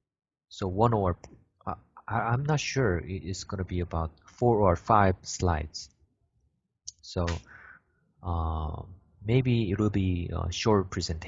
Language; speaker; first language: English; non-native, fluent; Korean